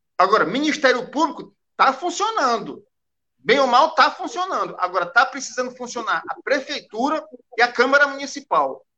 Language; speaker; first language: Portuguese; native; Portuguese